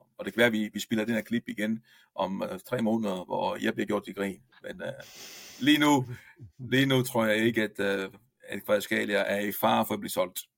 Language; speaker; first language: Danish; non-native, fluent; Italian